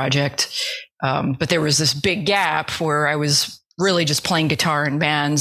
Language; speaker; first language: English; native; English